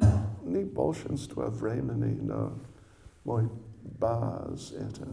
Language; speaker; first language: Russian; non-native, learner; English